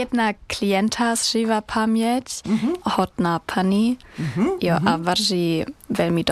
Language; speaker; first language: Czech; non-native, learner; German